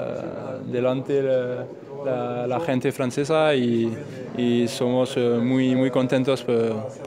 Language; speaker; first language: Spanish; non-native, learner; French